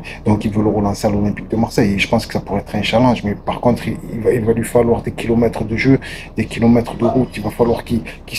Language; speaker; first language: French; native; French